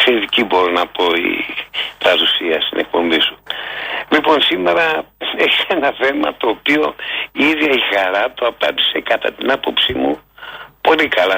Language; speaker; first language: Greek; native; Greek